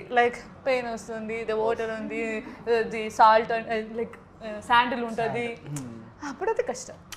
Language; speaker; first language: Telugu; non-native, learner; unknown